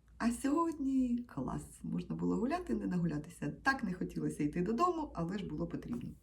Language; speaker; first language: Ukrainian; non-native, local second language; Russian